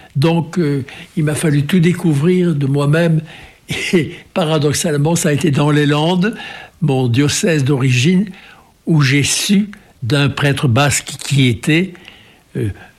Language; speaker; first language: French; native; French